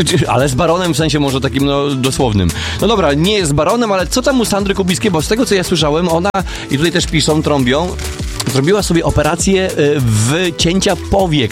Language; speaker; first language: Polish; native; Polish